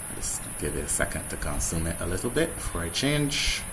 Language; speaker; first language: English; native; English